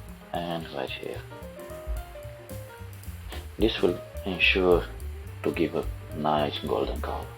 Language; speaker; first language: English; non-native, fluent; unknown